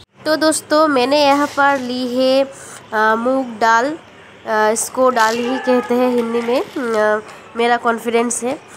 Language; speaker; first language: Hindi; non-native, local second language; Bangla